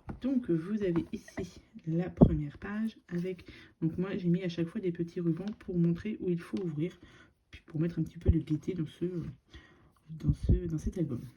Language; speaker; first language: French; native; French